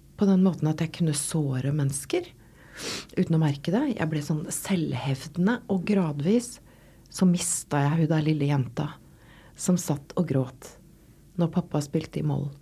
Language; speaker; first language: Norwegian; native; Norwegian